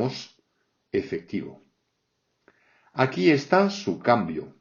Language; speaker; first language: Spanish; non-native, fluent; French